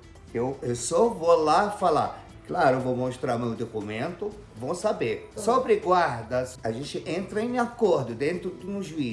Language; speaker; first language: Portuguese; non-native, fluent; Arabic